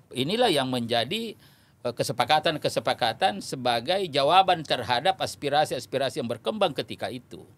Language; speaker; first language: Indonesian; non-native, local second language; Buginese